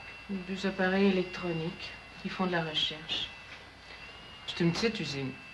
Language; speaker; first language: French; native; French